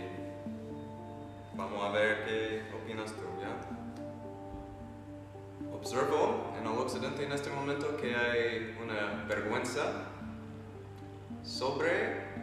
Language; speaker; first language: Spanish; non-native, fluent; English